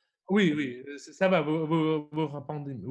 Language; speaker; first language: French; non-native, fluent; Russian